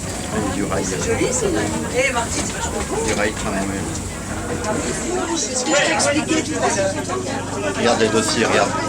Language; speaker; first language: French; native; French